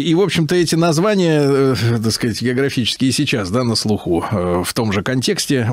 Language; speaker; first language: Russian; native; Russian